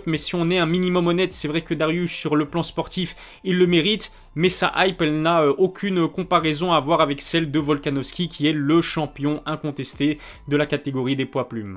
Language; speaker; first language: French; native; French